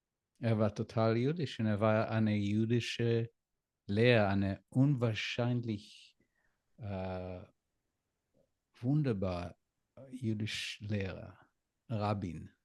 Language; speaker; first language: German; non-native, learner; Hebrew